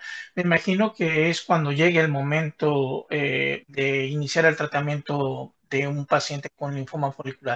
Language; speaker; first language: Spanish; native; Spanish